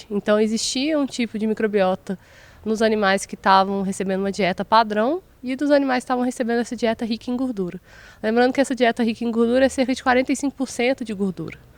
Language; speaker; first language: Portuguese; native; Portuguese